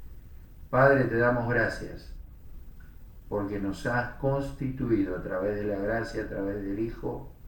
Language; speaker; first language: Spanish; native; Spanish